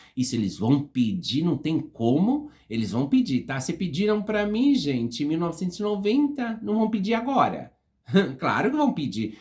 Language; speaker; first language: Portuguese; native; Portuguese